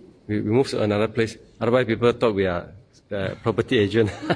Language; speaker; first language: English; non-native, local second language; Chinese